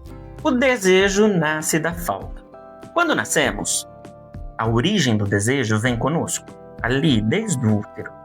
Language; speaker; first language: Portuguese; native; Portuguese